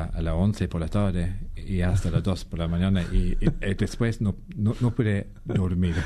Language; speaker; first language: Spanish; non-native, fluent; English